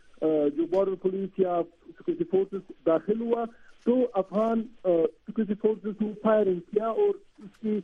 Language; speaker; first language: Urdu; non-native, learner; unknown